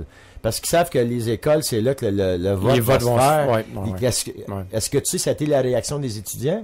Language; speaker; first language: French; native; French